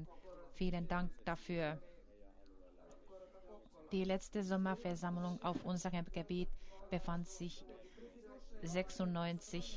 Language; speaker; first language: German; non-native, fluent; Finnish